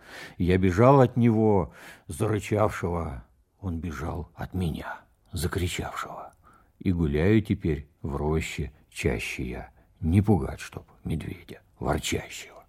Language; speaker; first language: Russian; native; Russian